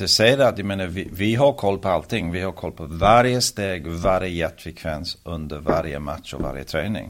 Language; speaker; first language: Swedish; early bilingual, heritage; Swedish